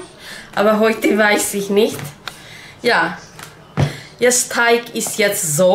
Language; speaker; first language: German; non-native, learner; Turkish